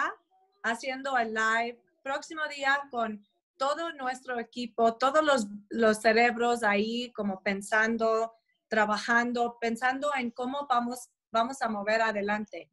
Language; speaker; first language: Spanish; non-native, fluent; English